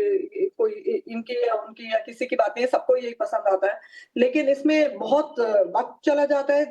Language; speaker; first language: Hindi; native; Hindi